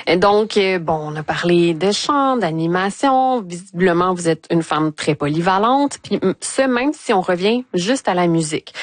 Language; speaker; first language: French; native; French